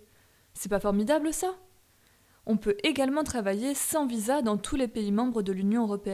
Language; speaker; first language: French; native; French